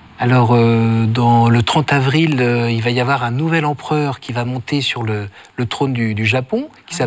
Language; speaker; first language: French; native; French